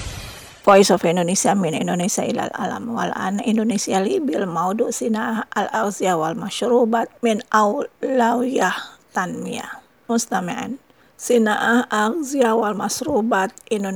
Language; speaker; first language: Arabic; non-native, fluent; Indonesian